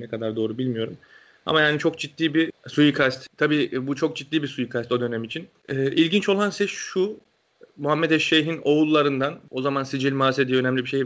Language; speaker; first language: Turkish; native; Turkish